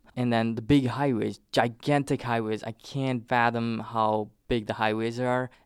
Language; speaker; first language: English; non-native, local second language; Nepali